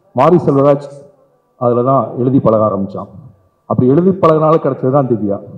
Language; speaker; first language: Tamil; native; Tamil